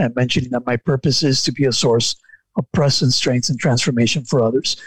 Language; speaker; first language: English; non-native, fluent; Spanish